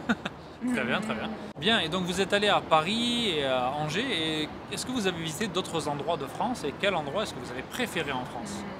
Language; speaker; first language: French; native; French